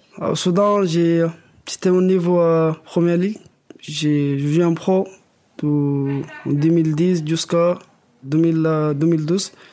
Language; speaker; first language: French; non-native, learner; Arabic